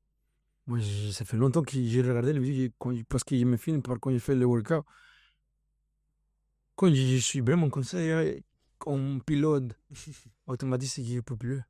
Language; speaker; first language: French; non-native, fluent; Spanish